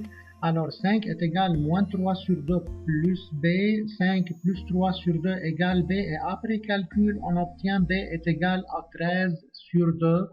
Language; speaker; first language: French; non-native, local second language; Arabic